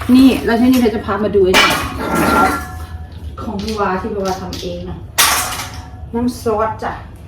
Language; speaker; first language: Thai; native; Thai